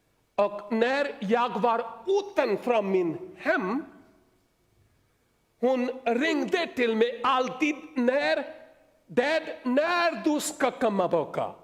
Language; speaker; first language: Swedish; non-native, learner; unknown